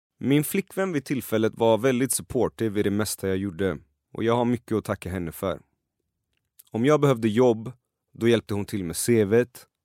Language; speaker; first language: Swedish; early bilingual, other home language; Persian